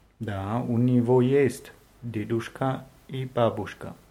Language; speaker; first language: Russian; non-native, learner; German